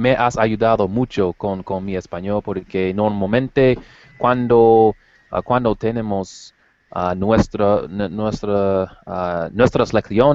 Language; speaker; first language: Spanish; non-native, learner; English